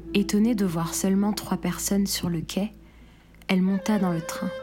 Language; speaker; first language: French; non-native, local second language; Arabic